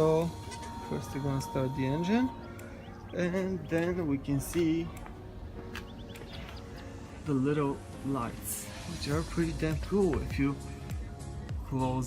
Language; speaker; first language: English; non-native, fluent; Bulgarian